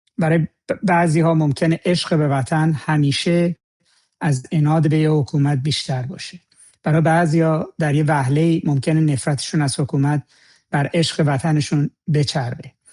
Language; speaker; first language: Persian; native; Persian